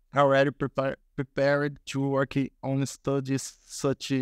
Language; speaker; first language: English; non-native, learner; Portuguese